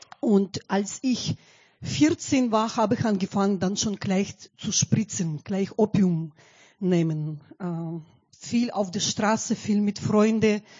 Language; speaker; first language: German; non-native, fluent; Russian